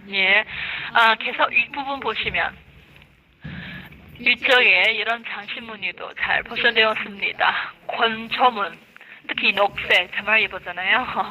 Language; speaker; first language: Korean; non-native, fluent; Chinese